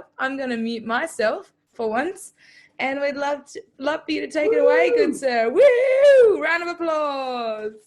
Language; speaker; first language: English; native; English